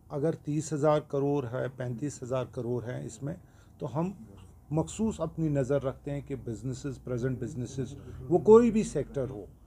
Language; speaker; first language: Hindi; non-native, local second language; Kashmiri